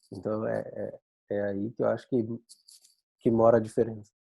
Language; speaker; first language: Portuguese; native; Portuguese